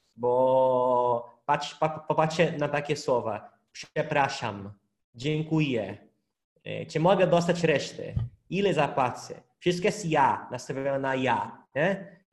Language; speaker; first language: Polish; non-native, fluent; Portuguese